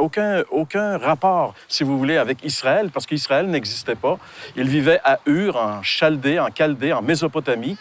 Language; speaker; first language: French; native; French